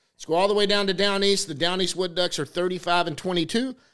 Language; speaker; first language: English; native; English